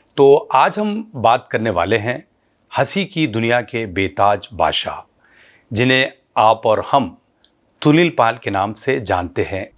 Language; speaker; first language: Hindi; non-native, local second language; Urdu